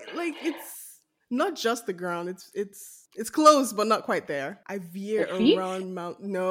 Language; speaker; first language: English; non-native, local second language; Yoruba